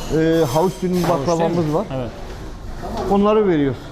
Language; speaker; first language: Turkish; native; Turkish